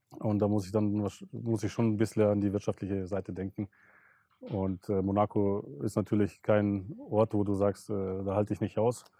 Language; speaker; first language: German; early bilingual, other home language; Russian